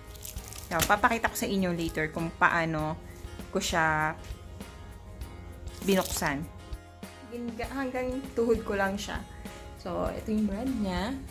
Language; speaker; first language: Filipino; native; Filipino